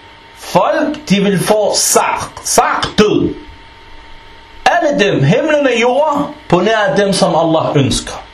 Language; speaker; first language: Danish; non-native, fluent; Arabic